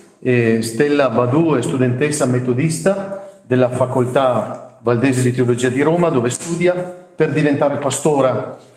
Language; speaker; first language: Italian; native; Italian